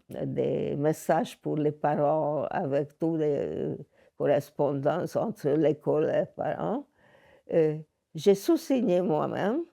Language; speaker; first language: French; non-native, learner; Hungarian